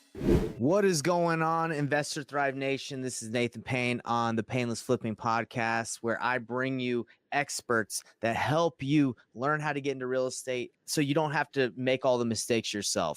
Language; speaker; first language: English; native; English